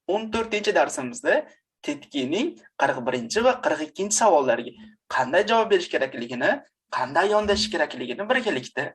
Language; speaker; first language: Uzbek; native; Uzbek